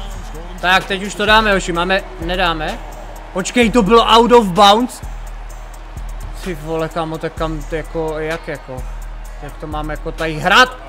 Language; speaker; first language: Czech; native; Czech